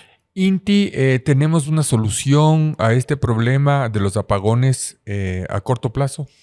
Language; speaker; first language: Spanish; native; Spanish